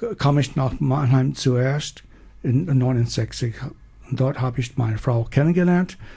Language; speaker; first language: German; non-native, fluent; English